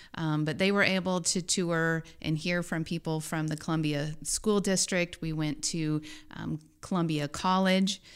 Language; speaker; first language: English; native; English